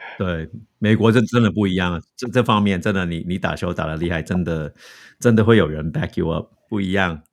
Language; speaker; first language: Chinese; non-native, fluent; English